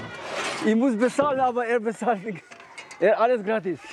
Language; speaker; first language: German; non-native, learner; Albanian